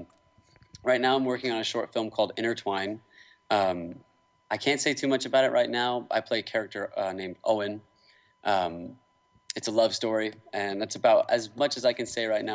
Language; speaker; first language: English; native; English